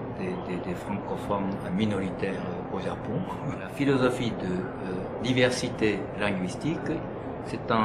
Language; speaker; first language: French; non-native, fluent; Japanese